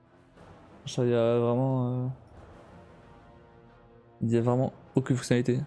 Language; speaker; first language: French; native; French